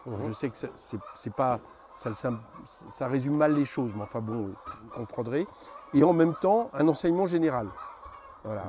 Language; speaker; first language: French; native; French